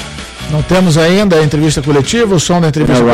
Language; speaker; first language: Portuguese; native; Portuguese